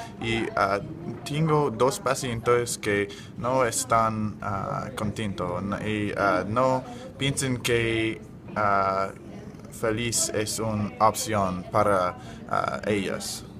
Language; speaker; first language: Spanish; non-native, learner; English